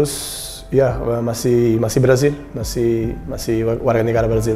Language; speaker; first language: Indonesian; non-native, learner; Portuguese